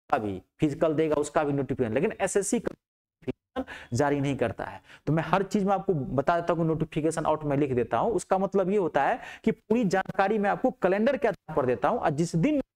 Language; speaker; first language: Hindi; native; Hindi